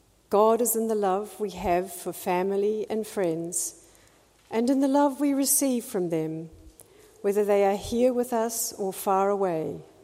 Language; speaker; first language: English; native; English